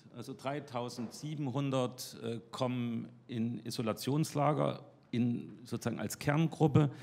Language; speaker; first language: German; native; German